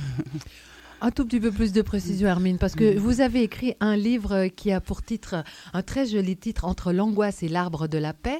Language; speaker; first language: French; native; French